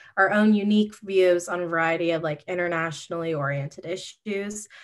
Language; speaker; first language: English; native; English